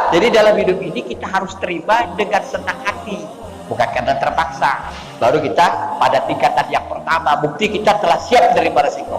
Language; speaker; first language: Indonesian; native; Indonesian